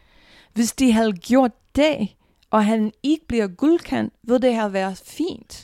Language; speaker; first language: Danish; non-native, fluent; English